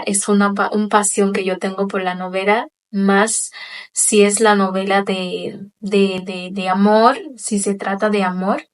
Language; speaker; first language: Spanish; non-native, local second language; Haitian Creole